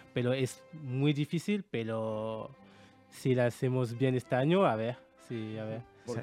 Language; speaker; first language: Spanish; non-native, learner; French